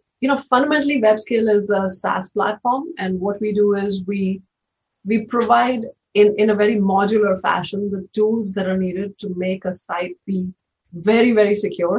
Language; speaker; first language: English; non-native, local second language; Hindi